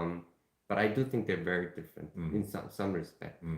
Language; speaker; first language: English; non-native, fluent; Korean